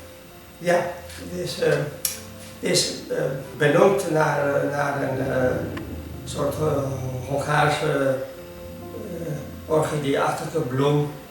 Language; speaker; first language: Dutch; non-native, fluent; Hungarian